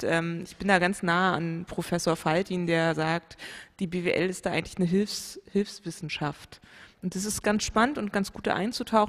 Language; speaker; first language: German; native; German